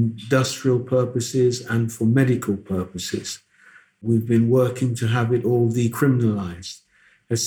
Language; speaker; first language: English; non-native, local second language; Akan